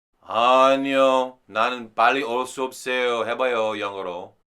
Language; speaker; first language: Korean; non-native, fluent; English